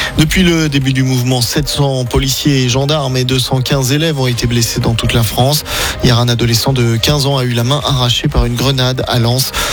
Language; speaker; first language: French; native; French